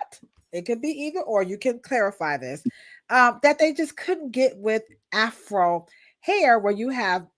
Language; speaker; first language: English; native; English